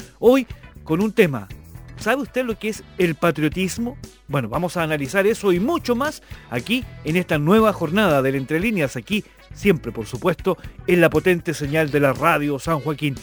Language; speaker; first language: Spanish; native; Spanish